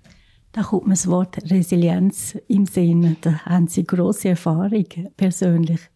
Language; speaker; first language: German; native; German